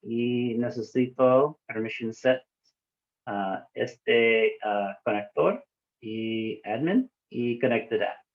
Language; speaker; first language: Spanish; non-native, learner; English